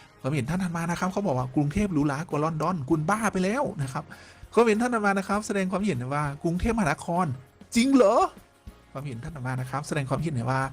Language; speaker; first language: Thai; native; Thai